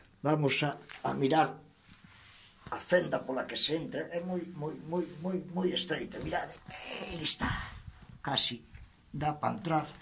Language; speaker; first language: Galician; native; Galician